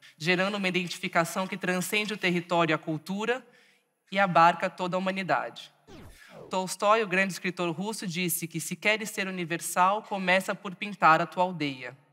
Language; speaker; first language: Portuguese; native; Portuguese